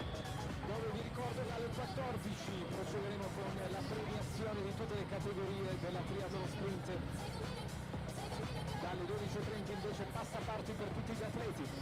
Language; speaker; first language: Italian; native; Italian